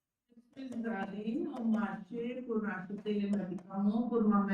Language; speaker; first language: French; non-native, learner; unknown